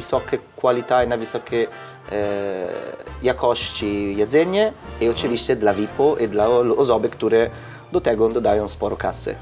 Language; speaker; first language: Polish; non-native, learner; Italian